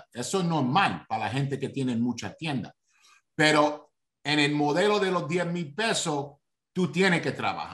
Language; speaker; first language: Spanish; early bilingual, heritage; Spanish